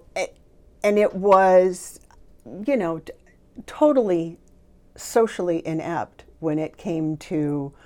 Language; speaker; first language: English; native; English